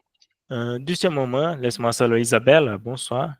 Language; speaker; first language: French; non-native, fluent; Portuguese